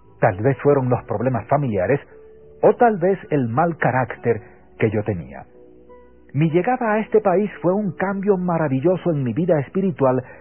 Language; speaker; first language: Spanish; native; Spanish